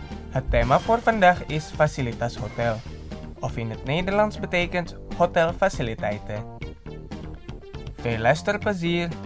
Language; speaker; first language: Dutch; non-native, learner; Indonesian